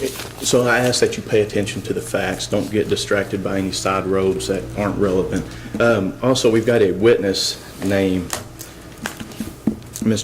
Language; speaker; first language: English; native; English